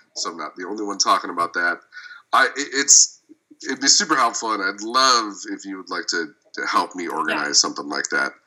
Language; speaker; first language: English; native; English